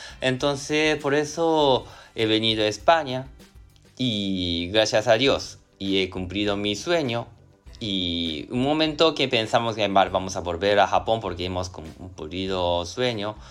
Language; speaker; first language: Spanish; non-native, learner; Japanese